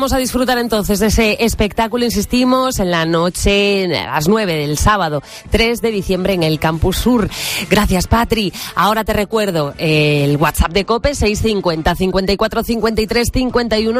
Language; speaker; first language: Spanish; native; Spanish